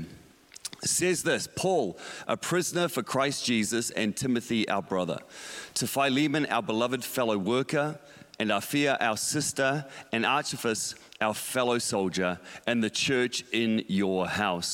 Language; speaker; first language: English; native; English